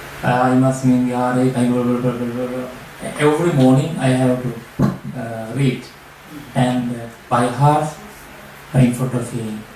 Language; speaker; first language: English; non-native, learner; Sinhala